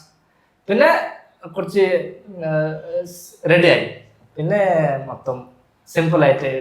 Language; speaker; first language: Malayalam; non-native, local second language; Bangla